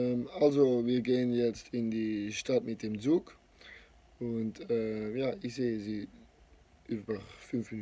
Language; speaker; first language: German; non-native, learner; Dutch